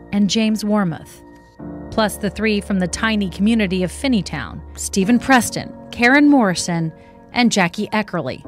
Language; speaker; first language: English; native; English